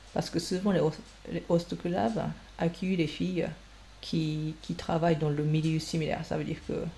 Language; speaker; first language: French; non-native, fluent; Japanese